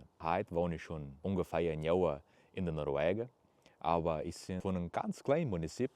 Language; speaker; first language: German; early bilingual, heritage; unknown